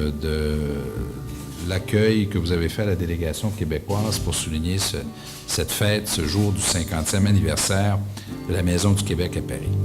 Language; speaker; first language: French; native; French